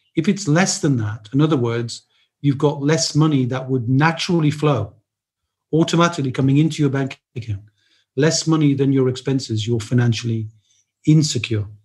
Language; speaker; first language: English; native; English